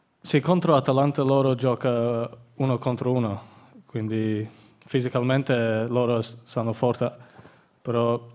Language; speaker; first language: Italian; non-native, learner; English